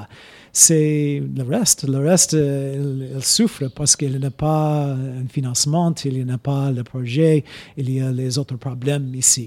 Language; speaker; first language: French; non-native, fluent; English